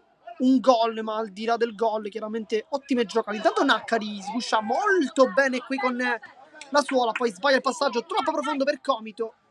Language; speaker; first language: Italian; native; Italian